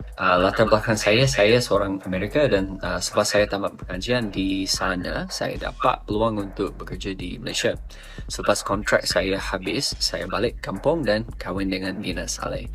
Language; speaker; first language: Malay; non-native, fluent; English